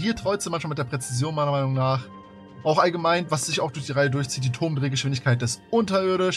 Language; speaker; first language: German; native; German